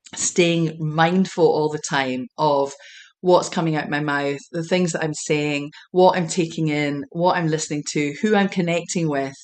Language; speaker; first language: English; native; English